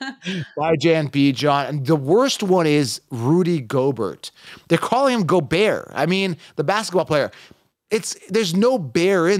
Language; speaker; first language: English; native; English